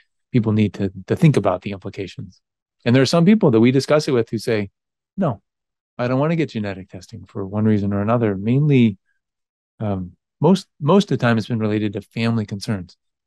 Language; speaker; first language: English; native; English